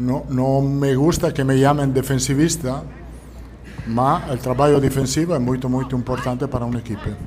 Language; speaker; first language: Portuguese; non-native, learner; Italian